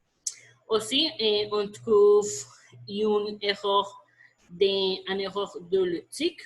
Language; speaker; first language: French; non-native, fluent; Spanish